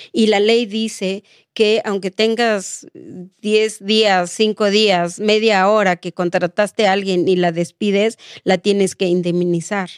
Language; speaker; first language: Spanish; non-native, local second language; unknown